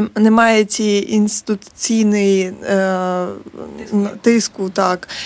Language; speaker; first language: Ukrainian; native; Ukrainian